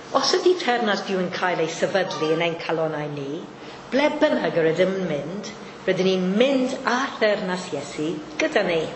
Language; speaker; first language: Welsh; non-native, fluent; Maltese